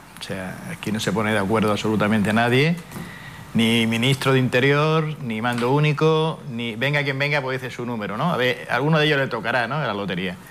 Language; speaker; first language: Spanish; native; Spanish